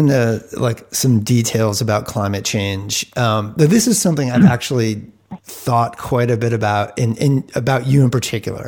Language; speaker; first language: English; native; English